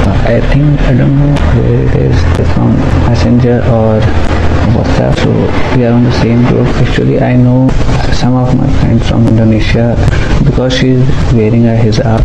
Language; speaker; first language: English; non-native, local second language; Hindi